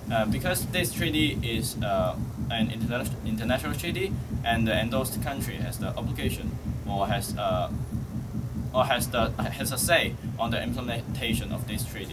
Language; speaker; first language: English; non-native, local second language; Cantonese